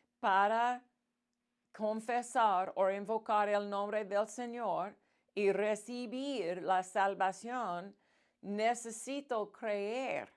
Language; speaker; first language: Spanish; non-native, fluent; English